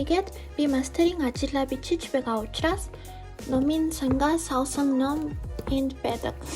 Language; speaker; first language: Mongolian; non-native, fluent; Spanish